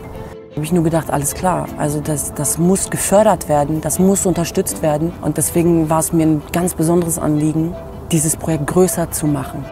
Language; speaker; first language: German; native; German